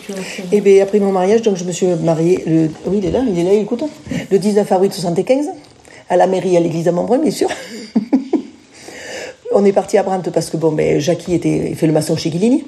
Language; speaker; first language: French; native; French